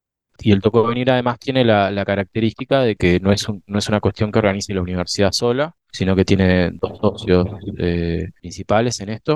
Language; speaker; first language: Spanish; native; Spanish